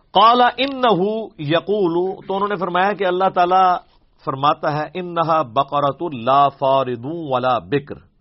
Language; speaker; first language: Urdu; non-native, local second language; Punjabi